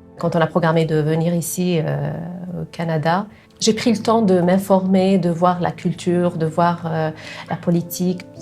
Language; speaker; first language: French; non-native, local second language; Arabic